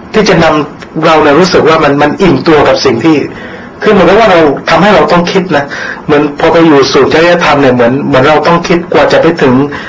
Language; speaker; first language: Thai; native; Thai